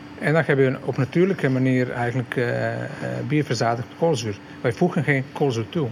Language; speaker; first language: Dutch; non-native, fluent; Croatian